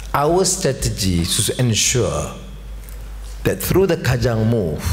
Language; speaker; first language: English; non-native, local second language; Malay